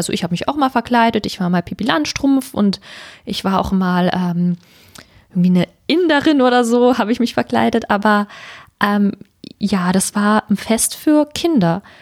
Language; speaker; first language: German; native; German